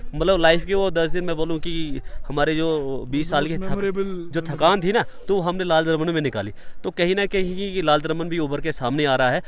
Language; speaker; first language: Hindi; non-native, local second language; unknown